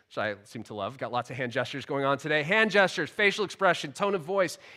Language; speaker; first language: English; native; English